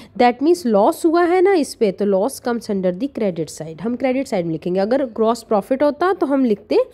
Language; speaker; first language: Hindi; non-native, local second language; Punjabi